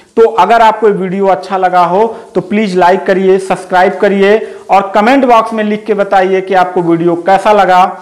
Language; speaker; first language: Hindi; native; Hindi